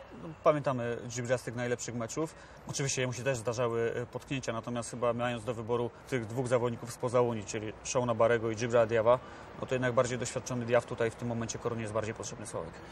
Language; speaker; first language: Polish; native; Polish